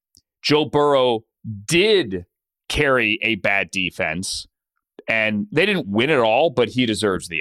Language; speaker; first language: English; native; English